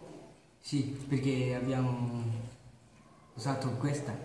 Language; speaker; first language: Italian; early bilingual, other home language; Sinhala